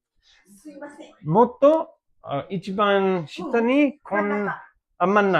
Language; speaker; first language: Japanese; non-native, learner; English